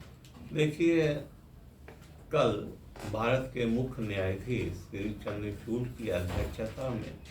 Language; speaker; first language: Hindi; native; Hindi